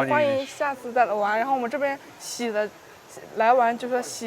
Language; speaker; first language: Chinese; native; Chinese